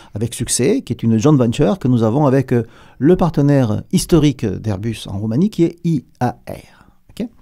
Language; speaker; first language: French; native; French